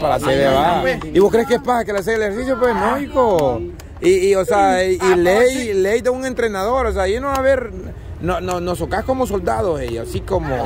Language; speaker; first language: Spanish; native; Spanish